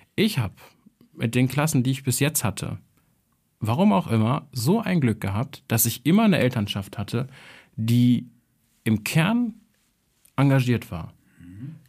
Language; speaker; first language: German; early bilingual, other home language; Albanian